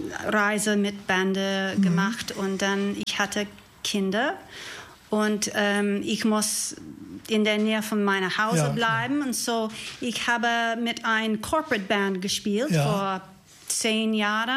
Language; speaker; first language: German; non-native, learner; English